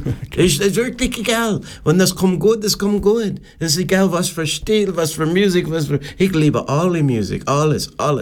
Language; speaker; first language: German; non-native, learner; English